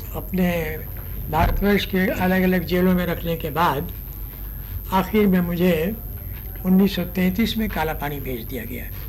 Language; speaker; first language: Hindi; native; Hindi